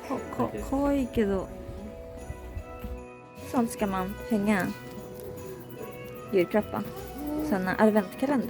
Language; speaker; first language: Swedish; non-native, learner; Japanese